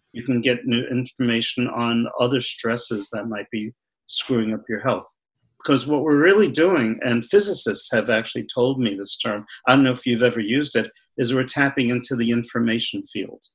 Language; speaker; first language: English; native; English